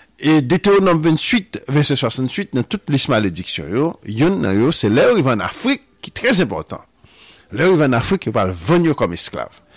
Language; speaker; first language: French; non-native, local second language; Haitian Creole